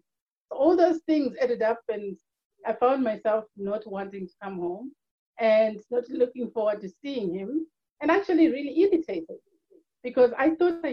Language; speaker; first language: English; non-native, local second language; Shona